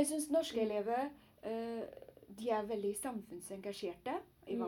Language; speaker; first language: Norwegian; non-native, learner; Chinese